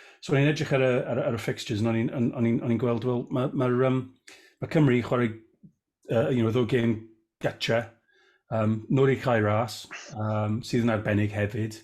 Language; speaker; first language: Welsh; non-native, local second language; English